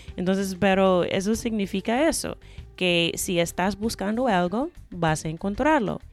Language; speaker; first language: Spanish; non-native, fluent; English